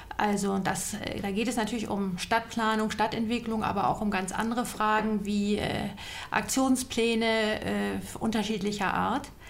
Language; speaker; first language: German; native; German